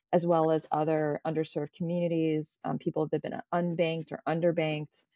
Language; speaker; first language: English; early bilingual, other home language; Croatian